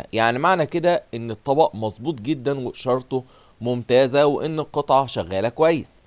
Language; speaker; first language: Arabic; native; Arabic